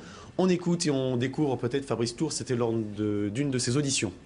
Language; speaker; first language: French; native; French